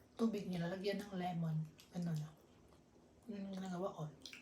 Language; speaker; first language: Filipino; non-native, local second language; Cebuano